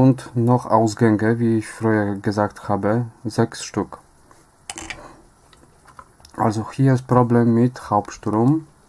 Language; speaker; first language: German; non-native, learner; Polish